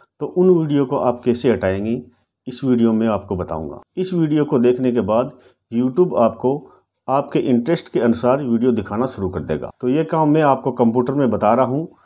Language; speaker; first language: Hindi; native; Hindi